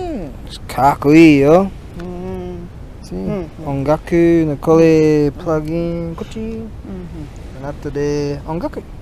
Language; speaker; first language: Japanese; non-native, learner; English